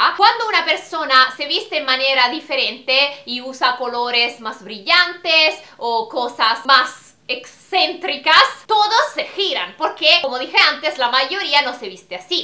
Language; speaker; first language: Spanish; non-native, fluent; Italian